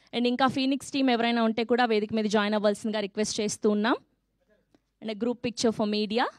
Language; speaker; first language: Telugu; native; Telugu